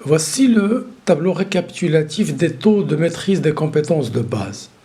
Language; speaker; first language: French; non-native, local second language; Arabic